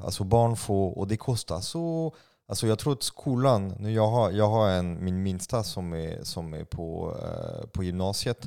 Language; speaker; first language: Swedish; non-native, fluent; French